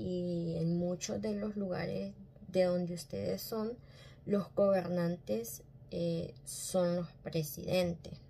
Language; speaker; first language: Spanish; native; Spanish